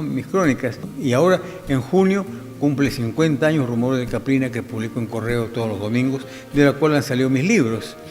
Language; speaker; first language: Spanish; native; Spanish